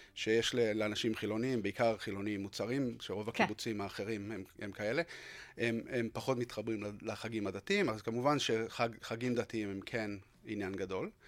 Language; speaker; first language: Hebrew; native; Hebrew